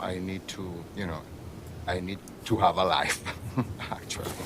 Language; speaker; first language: English; non-native, fluent; Spanish